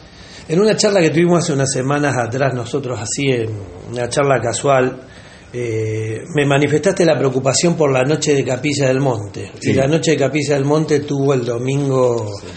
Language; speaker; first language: Spanish; native; Spanish